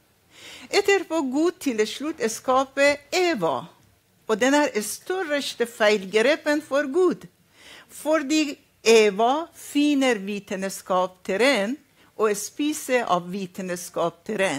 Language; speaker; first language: Norwegian; non-native, fluent; Arabic